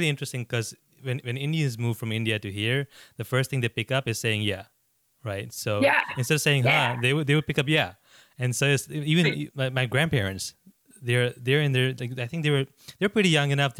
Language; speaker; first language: English; non-native, local second language; Gujarati